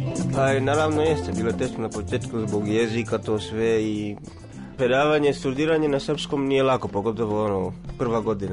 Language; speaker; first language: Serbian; non-native, learner; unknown